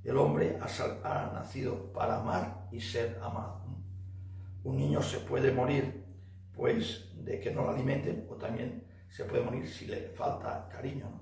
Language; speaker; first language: Spanish; native; Spanish